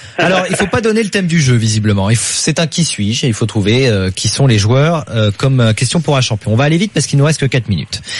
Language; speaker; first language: French; native; French